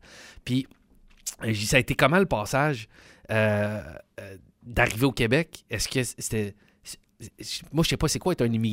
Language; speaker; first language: French; native; French